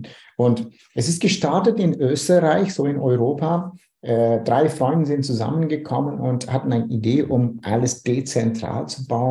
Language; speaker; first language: German; non-native, fluent; Dutch